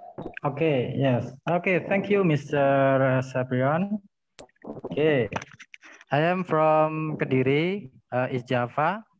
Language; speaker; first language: English; non-native, learner; Indonesian